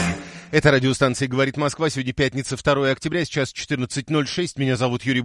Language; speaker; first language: Russian; native; Russian